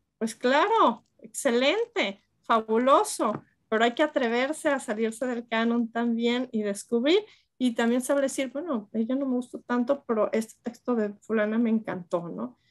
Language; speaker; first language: Spanish; native; Spanish